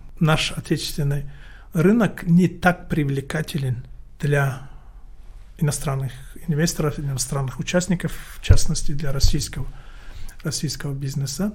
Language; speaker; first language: Russian; non-native, local second language; Tajik